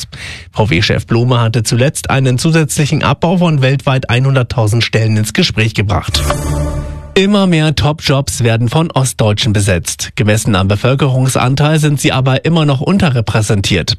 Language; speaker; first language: German; native; German